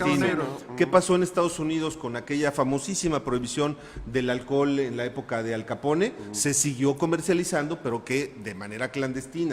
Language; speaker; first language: Spanish; native; Spanish